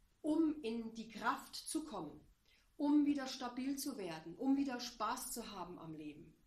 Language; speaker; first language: German; native; German